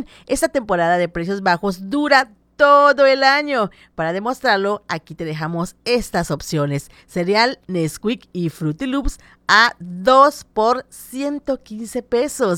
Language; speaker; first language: Spanish; native; Spanish